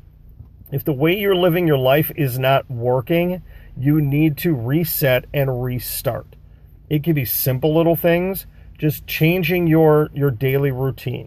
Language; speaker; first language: English; native; English